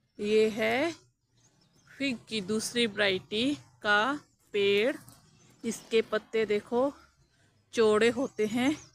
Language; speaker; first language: Hindi; non-native, local second language; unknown